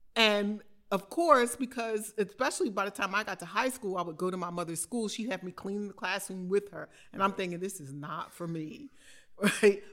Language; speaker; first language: English; native; English